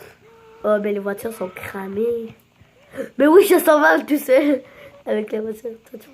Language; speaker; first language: French; native; French